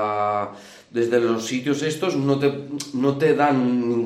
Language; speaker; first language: Spanish; native; Spanish